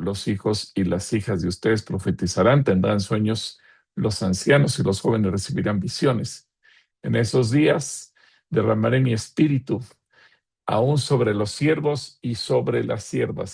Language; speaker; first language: Spanish; native; Spanish